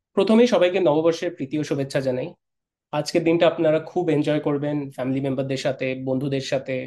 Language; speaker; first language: Bangla; native; Bangla